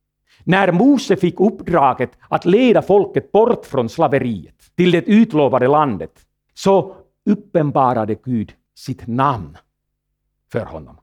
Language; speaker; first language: Swedish; non-native, fluent; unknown